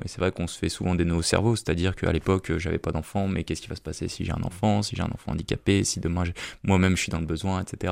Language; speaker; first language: French; native; French